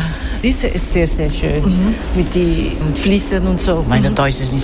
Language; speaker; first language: German; non-native, learner; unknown